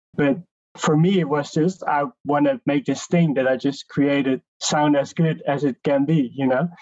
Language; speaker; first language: English; non-native, fluent; Dutch